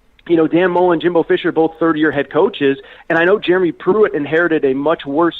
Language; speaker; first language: English; native; English